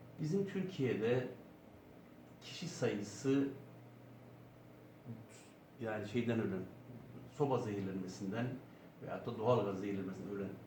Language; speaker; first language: Turkish; native; Turkish